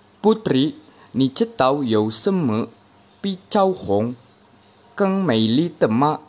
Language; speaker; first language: Chinese; non-native, learner; Indonesian